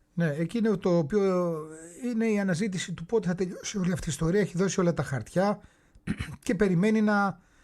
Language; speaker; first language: Greek; native; Greek